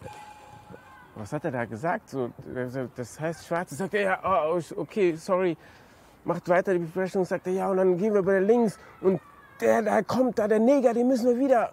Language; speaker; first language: German; native; German